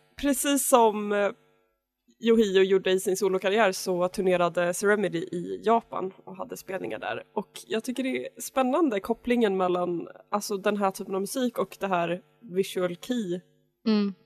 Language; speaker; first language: Swedish; native; Swedish